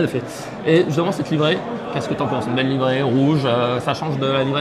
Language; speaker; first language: French; native; French